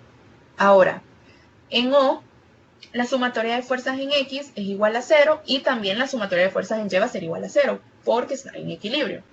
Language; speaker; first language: Spanish; native; Spanish